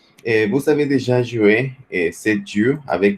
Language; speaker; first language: French; non-native, fluent; Spanish